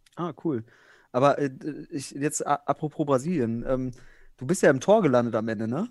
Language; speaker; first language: German; early bilingual, other home language; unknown